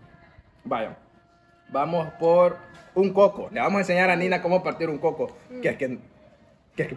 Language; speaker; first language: Spanish; native; Spanish